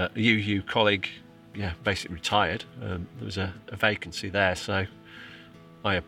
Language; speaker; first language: English; native; English